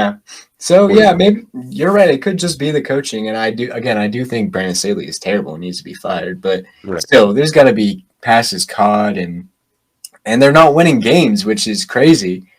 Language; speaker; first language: English; native; English